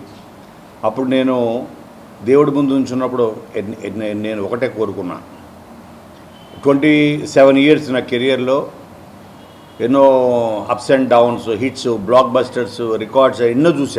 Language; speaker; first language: Telugu; native; Telugu